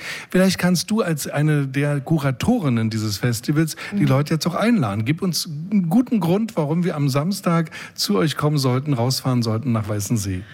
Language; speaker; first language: German; native; German